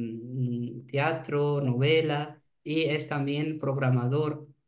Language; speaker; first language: Spanish; non-native, fluent; Arabic